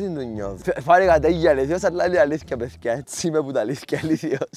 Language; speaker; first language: Greek; native; Greek